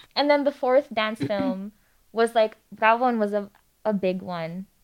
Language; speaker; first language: English; non-native, local second language; Filipino